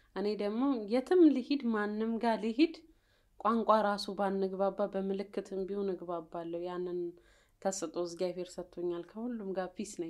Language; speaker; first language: Amharic; native; Amharic